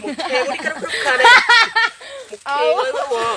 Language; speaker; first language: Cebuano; non-native, learner; Korean